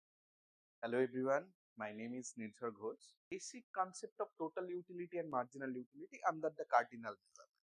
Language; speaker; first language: English; non-native, local second language; Bangla